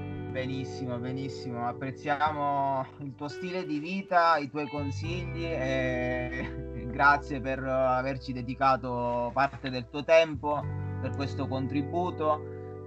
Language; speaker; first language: Italian; native; Italian